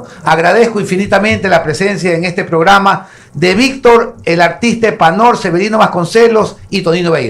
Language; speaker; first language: Spanish; native; Spanish